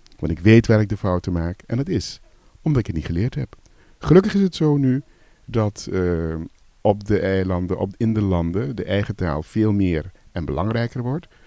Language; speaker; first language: Dutch; native; Dutch